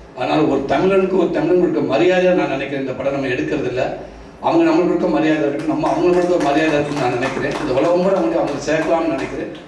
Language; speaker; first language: Tamil; native; Tamil